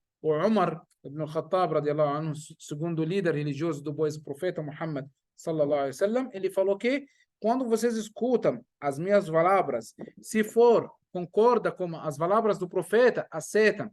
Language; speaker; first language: Portuguese; non-native, fluent; Arabic